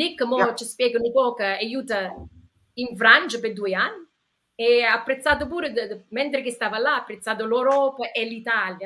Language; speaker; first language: Italian; early bilingual, heritage; English